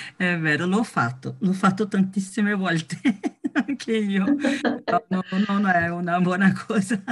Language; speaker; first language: Italian; non-native, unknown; Portuguese